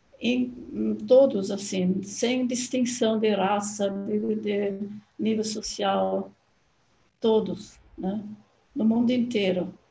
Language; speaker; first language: Portuguese; non-native, fluent; German